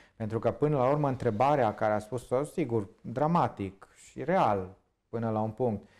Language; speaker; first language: Romanian; native; Romanian